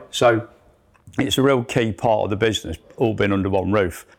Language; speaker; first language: English; native; English